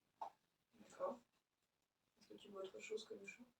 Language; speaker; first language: French; native; French